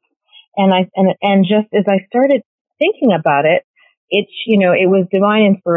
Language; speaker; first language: English; native; English